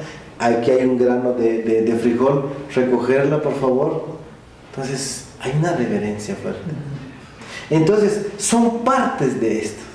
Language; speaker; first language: Spanish; non-native, local second language; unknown